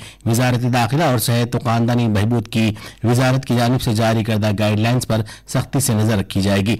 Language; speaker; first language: Urdu; native; Urdu